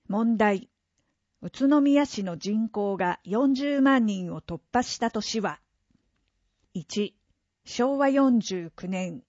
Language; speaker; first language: Japanese; native; Japanese